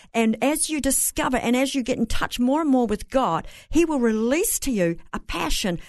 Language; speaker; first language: English; native; English